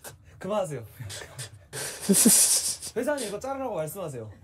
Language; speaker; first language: Korean; native; Korean